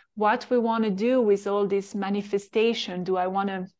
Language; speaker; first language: English; non-native, fluent; French